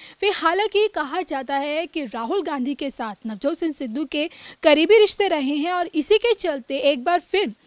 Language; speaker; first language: Hindi; native; Hindi